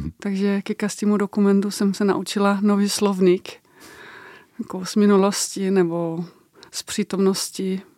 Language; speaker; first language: Czech; non-native, fluent; Danish